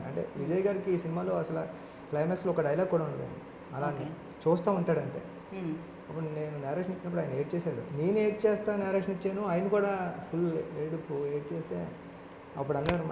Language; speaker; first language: Telugu; native; Telugu